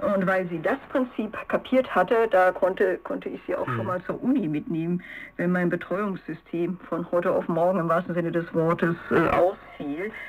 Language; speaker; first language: German; native; German